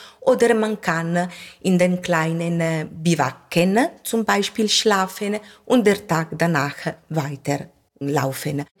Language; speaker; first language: German; non-native, fluent; Italian